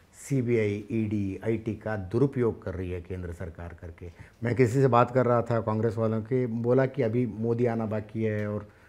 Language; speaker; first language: Hindi; non-native, local second language; Kannada